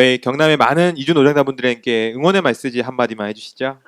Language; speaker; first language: Korean; native; Korean